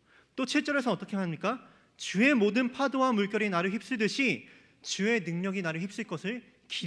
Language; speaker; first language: Korean; native; Korean